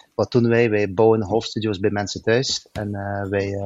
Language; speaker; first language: Dutch; native; Dutch